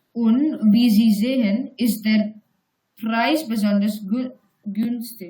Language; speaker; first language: German; non-native, learner; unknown